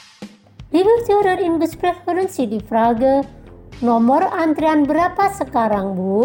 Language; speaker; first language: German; non-native, fluent; Indonesian